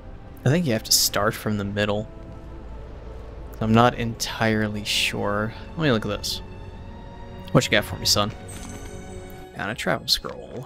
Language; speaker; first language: English; native; English